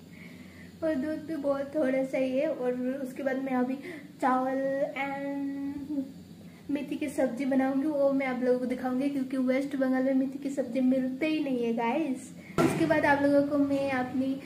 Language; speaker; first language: Hindi; non-native, local second language; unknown